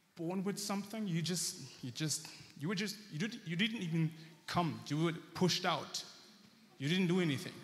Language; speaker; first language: English; early bilingual, heritage; German